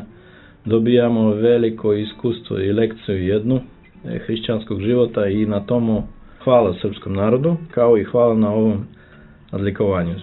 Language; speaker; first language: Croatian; non-native, fluent; Russian